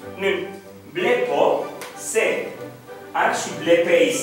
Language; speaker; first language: Greek; non-native, fluent; Spanish